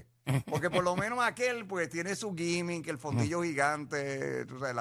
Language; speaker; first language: Spanish; native; Spanish